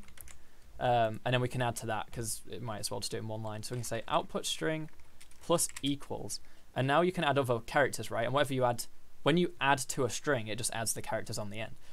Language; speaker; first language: English; native; English